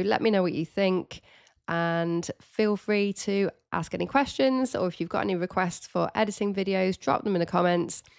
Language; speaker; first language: English; native; English